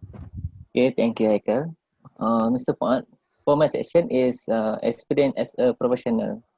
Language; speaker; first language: English; non-native, learner; Malay